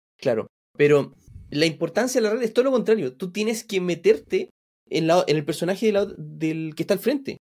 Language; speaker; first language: Spanish; native; Spanish